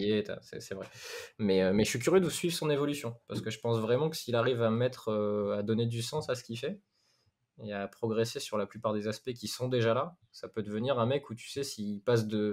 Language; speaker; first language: French; native; French